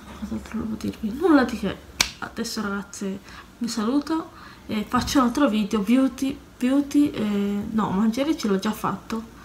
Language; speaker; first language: Italian; native; Italian